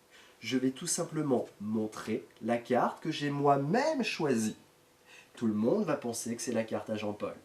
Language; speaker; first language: French; native; French